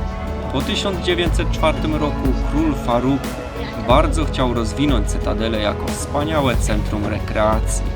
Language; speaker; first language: Polish; native; Polish